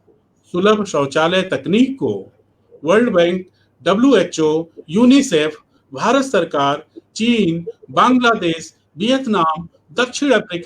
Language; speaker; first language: Hindi; native; Hindi